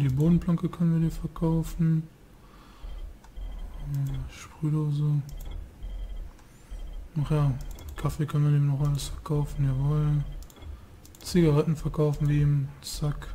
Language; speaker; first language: German; native; German